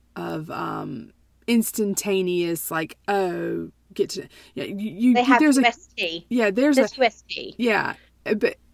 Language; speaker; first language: English; native; English